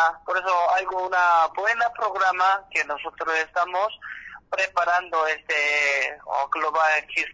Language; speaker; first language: Spanish; non-native, learner; Korean